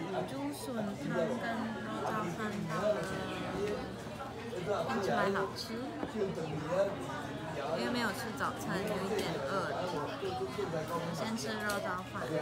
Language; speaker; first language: Chinese; non-native, fluent; Japanese